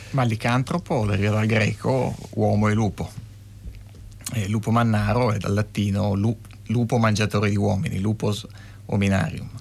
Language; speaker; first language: Italian; native; Italian